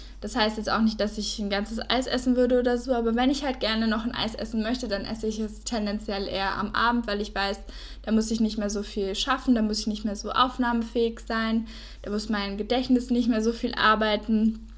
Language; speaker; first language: German; native; German